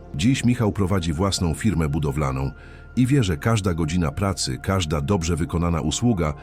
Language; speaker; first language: Polish; native; Polish